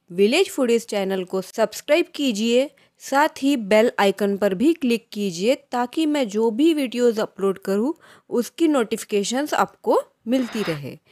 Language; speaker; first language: Hindi; non-native, local second language; Marathi